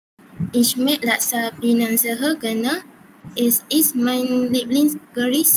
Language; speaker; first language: German; non-native, learner; Malay